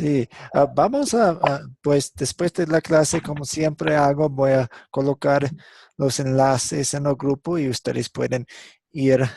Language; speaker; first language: Spanish; non-native, fluent; English